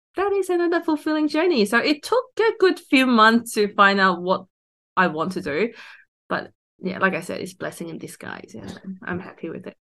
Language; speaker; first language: English; non-native, local second language; Cantonese